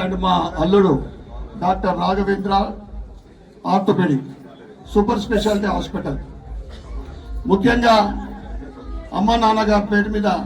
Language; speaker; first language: Telugu; native; Telugu